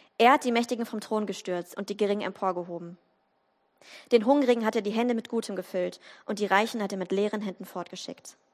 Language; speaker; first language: German; native; German